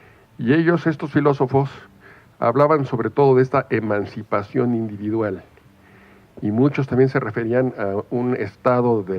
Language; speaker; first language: Spanish; native; Spanish